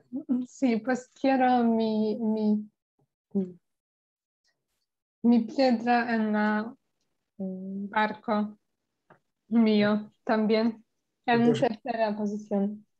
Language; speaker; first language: Spanish; non-native, learner; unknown